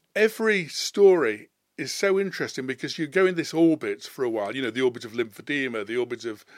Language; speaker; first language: English; native; English